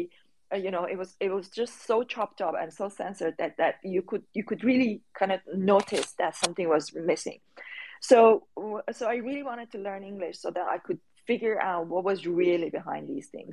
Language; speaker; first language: English; non-native, fluent; Persian